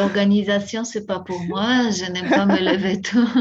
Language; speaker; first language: French; non-native, fluent; Spanish